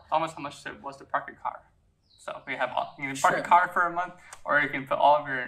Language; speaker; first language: English; native; English